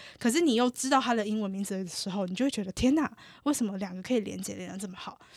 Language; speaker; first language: Chinese; native; Chinese